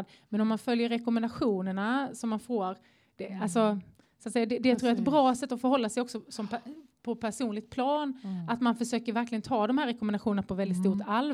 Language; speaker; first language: Swedish; native; Swedish